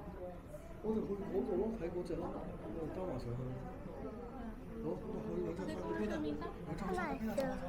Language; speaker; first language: Cantonese; native; Cantonese